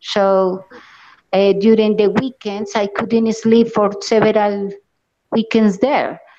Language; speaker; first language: English; non-native, learner; Spanish